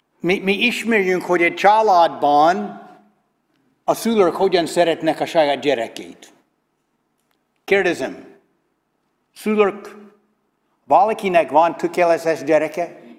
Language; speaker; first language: Hungarian; non-native, learner; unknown